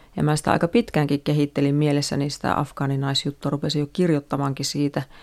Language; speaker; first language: Finnish; native; Finnish